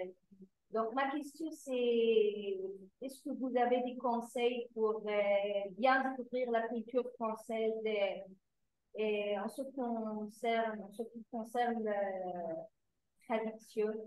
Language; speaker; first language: French; non-native, fluent; Arabic